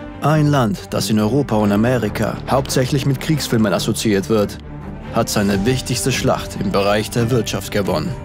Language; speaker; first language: German; native; German